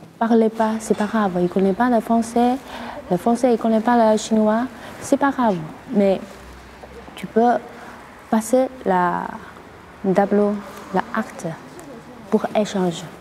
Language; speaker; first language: French; non-native, learner; Chinese